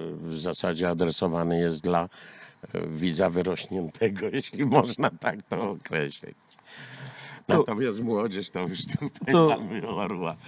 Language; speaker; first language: Polish; native; Polish